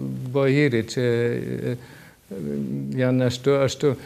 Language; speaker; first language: Albanian; non-native, learner; German